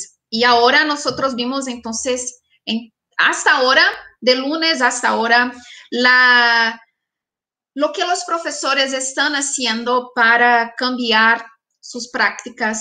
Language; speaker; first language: Spanish; non-native, fluent; Portuguese